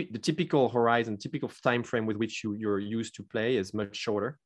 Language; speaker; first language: English; non-native, fluent; French